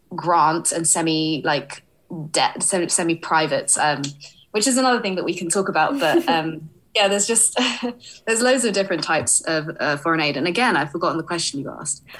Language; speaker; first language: English; early bilingual, other home language; Hindi